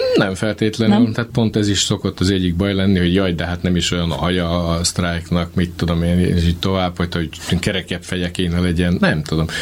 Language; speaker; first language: Hungarian; native; Hungarian